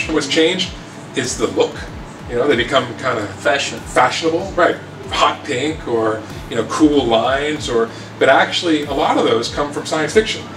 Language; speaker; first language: English; native; English